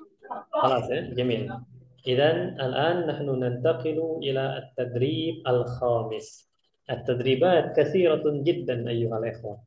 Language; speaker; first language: Arabic; non-native, fluent; Indonesian